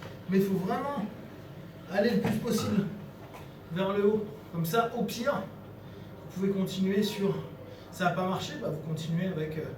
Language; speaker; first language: French; native; French